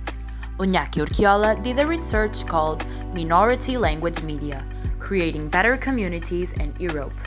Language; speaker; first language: English; non-native, fluent; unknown